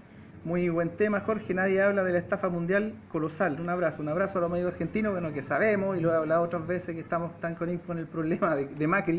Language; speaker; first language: Spanish; native; Spanish